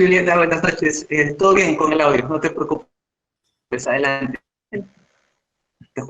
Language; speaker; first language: Spanish; native; Spanish